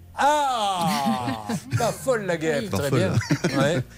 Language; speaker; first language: French; native; French